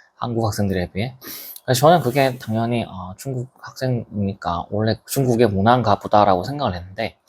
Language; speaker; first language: Korean; native; Korean